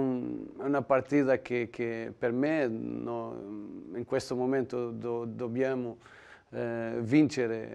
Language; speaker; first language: Italian; non-native, learner; Portuguese